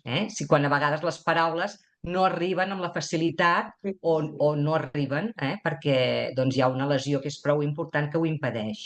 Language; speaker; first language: Catalan; native; Catalan